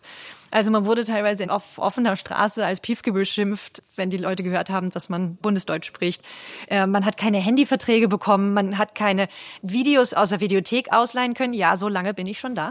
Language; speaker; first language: German; native; German